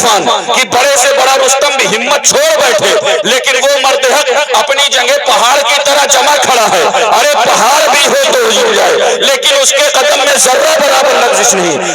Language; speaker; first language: Urdu; native; Urdu